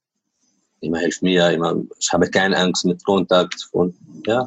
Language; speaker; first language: German; non-native, learner; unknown